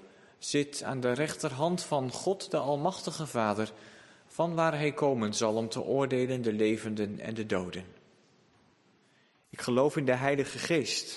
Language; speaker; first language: Dutch; native; Dutch